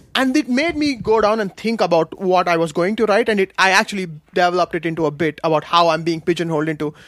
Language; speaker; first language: English; non-native, local second language; Kashmiri